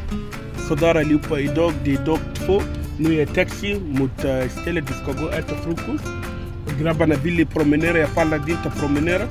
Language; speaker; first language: Swedish; non-native, fluent; Arabic